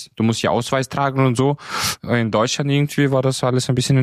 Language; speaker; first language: German; native; German